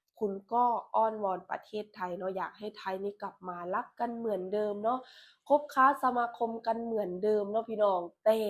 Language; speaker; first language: Thai; non-native, local second language; Lao